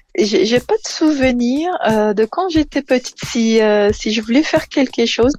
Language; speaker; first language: French; non-native, fluent; Portuguese